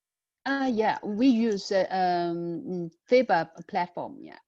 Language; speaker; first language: English; non-native, learner; Chinese